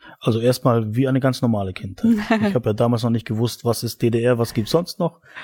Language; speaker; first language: German; native; German